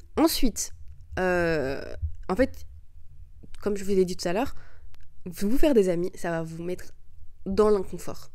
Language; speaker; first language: French; early bilingual, other home language; Arabic